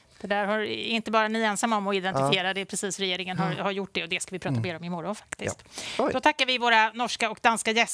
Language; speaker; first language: Swedish; native; Swedish